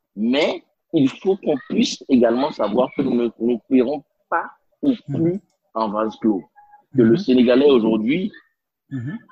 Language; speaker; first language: French; non-native, local second language; Spanish